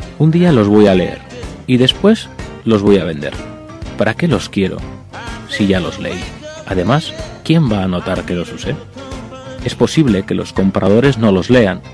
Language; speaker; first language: Spanish; native; Spanish